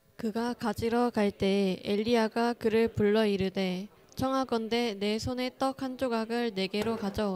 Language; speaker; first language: Korean; native; Korean